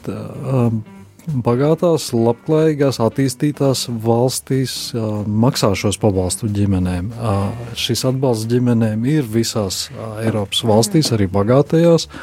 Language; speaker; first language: Latvian; native; Latvian